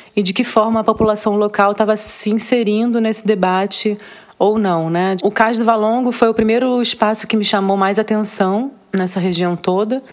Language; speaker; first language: Portuguese; native; Portuguese